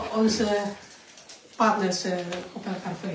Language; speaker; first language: Dutch; non-native, learner; Indonesian